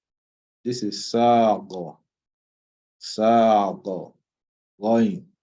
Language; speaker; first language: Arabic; non-native, fluent; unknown